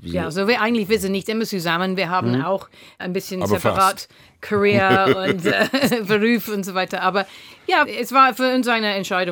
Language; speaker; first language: German; non-native, fluent; English